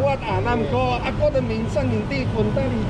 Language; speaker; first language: Filipino; non-native, learner; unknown